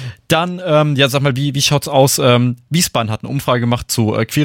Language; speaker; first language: German; native; German